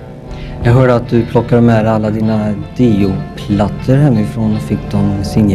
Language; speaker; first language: Swedish; native; Swedish